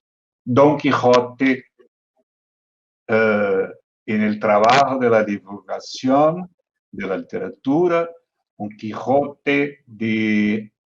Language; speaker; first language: Spanish; non-native, fluent; Portuguese